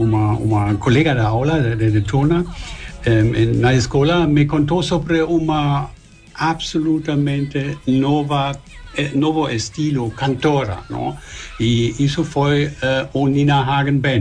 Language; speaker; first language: Portuguese; non-native, learner; German